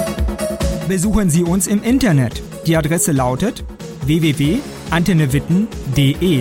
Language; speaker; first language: German; native; German